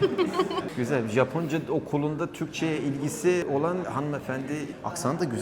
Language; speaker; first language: Turkish; native; Turkish